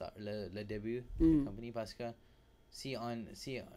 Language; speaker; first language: French; non-native, learner; English